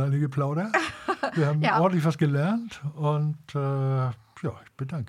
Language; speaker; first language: German; native; German